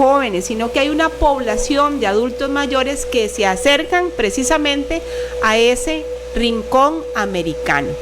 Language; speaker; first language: Spanish; native; Spanish